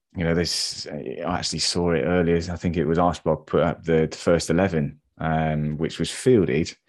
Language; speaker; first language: English; native; English